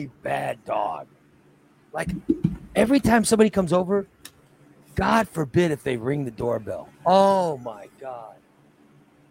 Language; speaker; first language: English; native; English